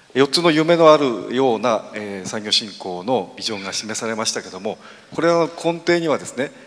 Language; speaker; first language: Japanese; native; Japanese